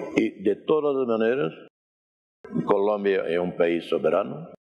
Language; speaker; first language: Spanish; non-native, fluent; Portuguese